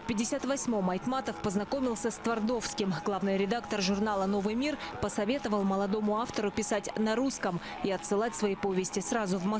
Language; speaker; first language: Russian; native; Russian